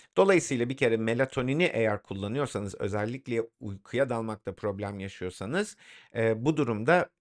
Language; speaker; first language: Turkish; native; Turkish